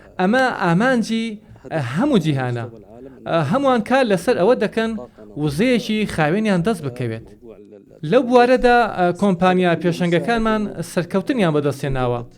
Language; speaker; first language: Central Kurdish; non-native, fluent; Arabic